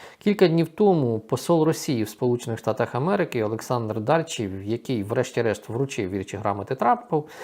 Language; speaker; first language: Ukrainian; native; Ukrainian